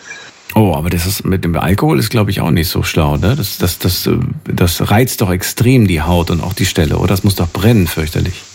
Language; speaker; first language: German; native; German